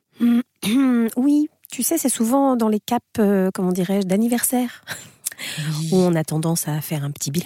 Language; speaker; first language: French; native; French